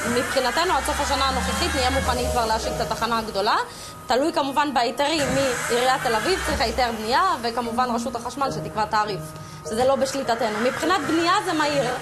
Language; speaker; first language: Hebrew; early bilingual, other home language; Russian